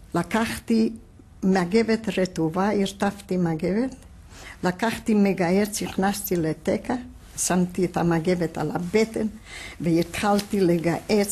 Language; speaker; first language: Hebrew; non-native, fluent; Hungarian